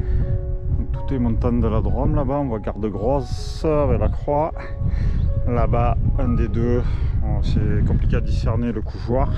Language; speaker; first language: French; native; French